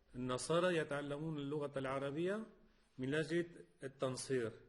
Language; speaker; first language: Arabic; non-native, fluent; Spanish